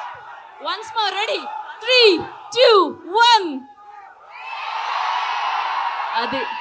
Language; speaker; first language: Telugu; native; Telugu